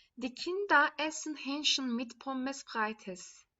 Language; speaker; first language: German; non-native, fluent; Turkish